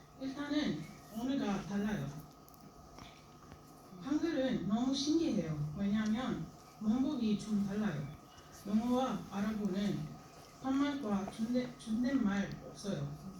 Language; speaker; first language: Korean; non-native, learner; Arabic